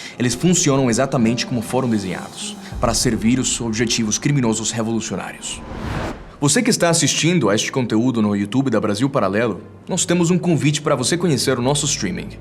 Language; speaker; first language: Portuguese; non-native, fluent; Spanish